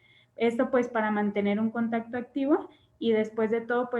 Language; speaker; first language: Spanish; native; Spanish